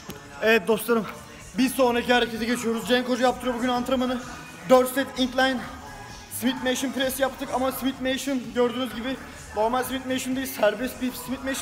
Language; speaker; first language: Turkish; native; Turkish